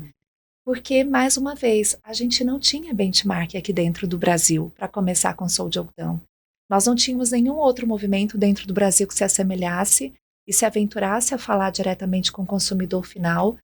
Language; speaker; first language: Portuguese; native; Portuguese